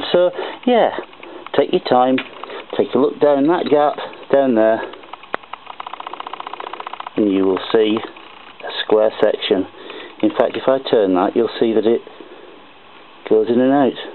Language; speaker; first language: English; native; English